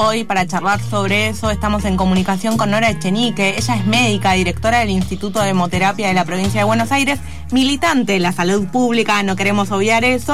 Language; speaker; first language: Spanish; native; Spanish